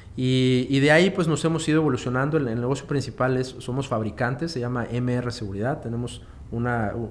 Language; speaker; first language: Spanish; native; Spanish